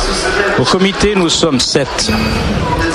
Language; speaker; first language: French; native; French